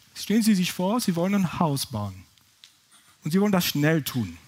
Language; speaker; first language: German; non-native, fluent; French